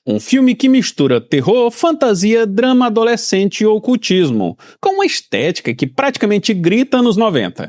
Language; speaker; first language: Portuguese; native; Portuguese